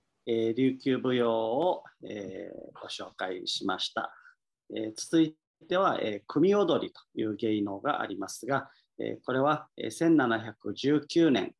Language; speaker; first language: Japanese; native; Japanese